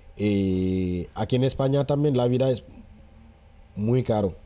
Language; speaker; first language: Spanish; non-native, fluent; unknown